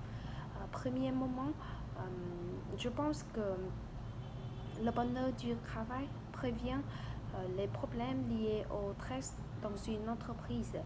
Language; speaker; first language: French; non-native, learner; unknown